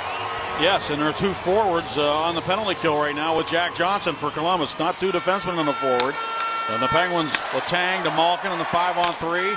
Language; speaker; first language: English; native; English